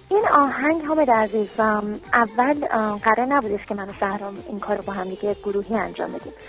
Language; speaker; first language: Persian; early bilingual, heritage; Persian